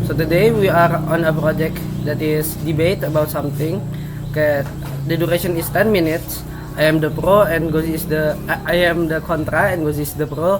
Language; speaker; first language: English; non-native, learner; Indonesian